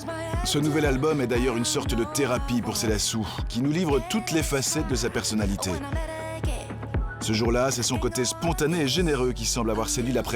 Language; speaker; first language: French; native; French